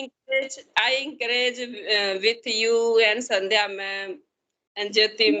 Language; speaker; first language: English; non-native, learner; Hindi